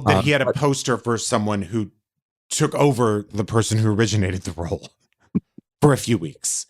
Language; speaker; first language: English; native; English